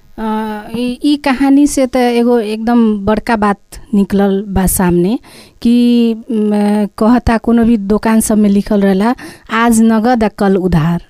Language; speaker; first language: Bhojpuri; native; Bhojpuri